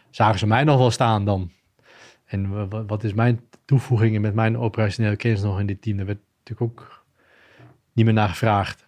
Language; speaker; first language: Dutch; native; Dutch